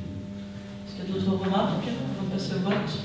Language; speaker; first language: French; native; French